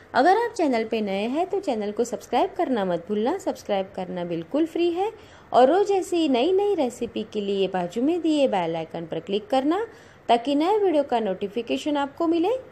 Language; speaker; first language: Hindi; non-native, local second language; Gujarati